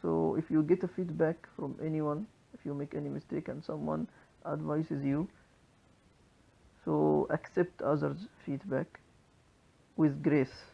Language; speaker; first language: English; non-native, local second language; Arabic